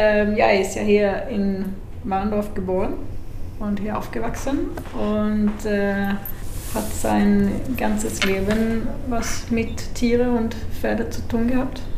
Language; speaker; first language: German; non-native, fluent; Swedish